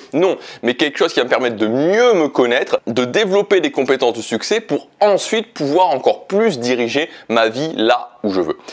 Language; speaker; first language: French; native; French